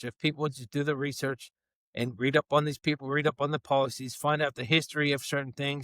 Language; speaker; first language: English; native; English